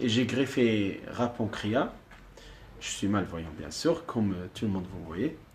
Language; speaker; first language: French; non-native, learner; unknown